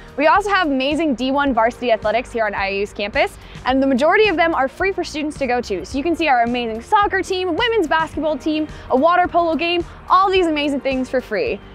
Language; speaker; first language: English; native; English